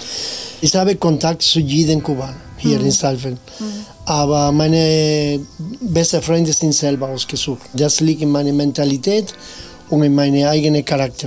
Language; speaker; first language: German; non-native, learner; Spanish